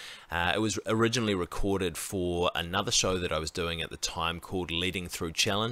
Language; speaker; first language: English; native; English